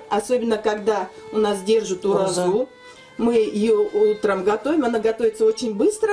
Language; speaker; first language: Russian; non-native, local second language; Turkish